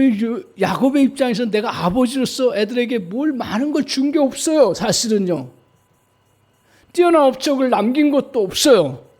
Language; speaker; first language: Korean; native; Korean